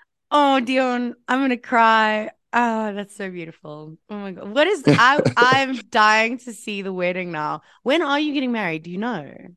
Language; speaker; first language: English; native; English